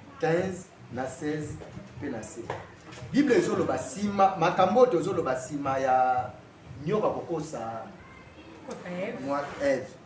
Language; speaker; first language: Lingala; non-native, local second language; Kongo